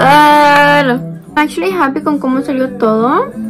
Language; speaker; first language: Spanish; early bilingual, heritage; Spanish